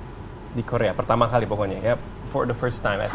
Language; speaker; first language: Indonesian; native; Indonesian